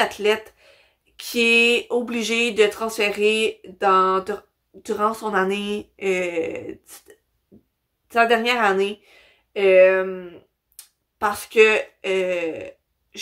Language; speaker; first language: French; native; French